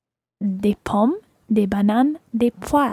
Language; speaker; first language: French; non-native, learner; English